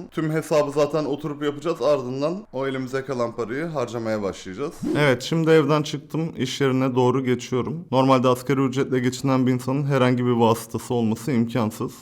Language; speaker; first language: Turkish; native; Turkish